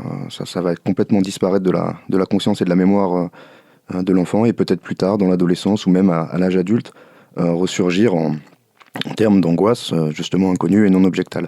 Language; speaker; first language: French; native; French